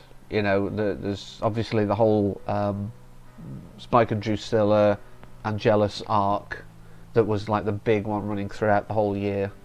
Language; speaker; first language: English; native; English